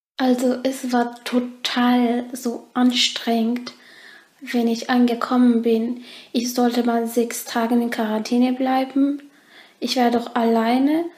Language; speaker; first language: German; non-native, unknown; Turkish